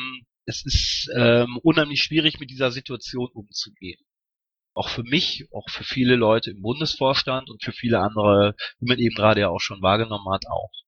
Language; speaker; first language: German; native; German